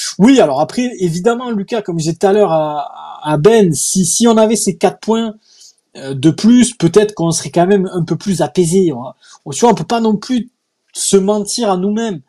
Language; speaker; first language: French; native; French